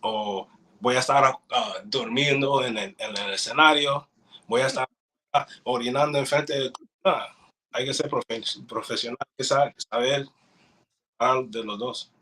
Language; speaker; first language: Spanish; early bilingual, heritage; English